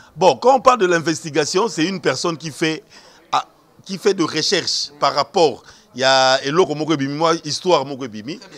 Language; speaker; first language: French; non-native, local second language; Lingala